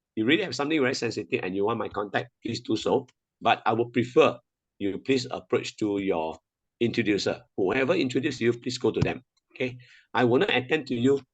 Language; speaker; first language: English; non-native, local second language; Chinese